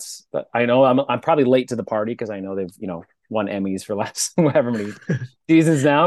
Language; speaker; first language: English; native; English